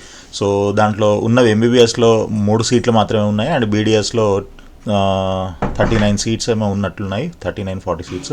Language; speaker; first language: Telugu; native; Telugu